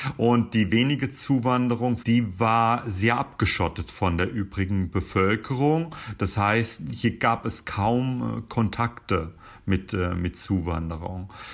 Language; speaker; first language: German; native; German